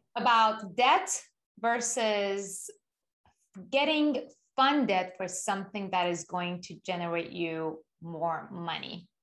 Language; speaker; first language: English; non-native, fluent; Persian